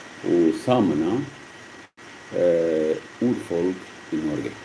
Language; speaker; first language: Swedish; non-native, learner; Arabic